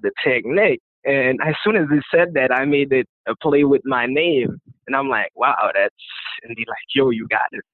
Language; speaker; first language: English; non-native, fluent; Haitian Creole